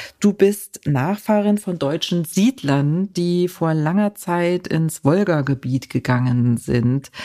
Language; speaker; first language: German; native; German